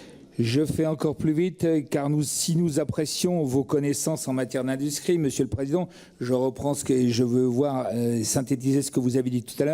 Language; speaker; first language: French; native; French